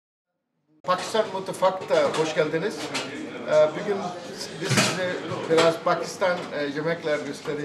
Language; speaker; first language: Turkish; non-native, learner; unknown